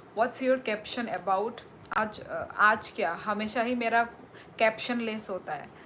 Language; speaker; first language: Hindi; non-native, local second language; Kok Borok